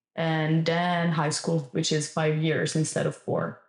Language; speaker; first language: English; non-native, fluent; Italian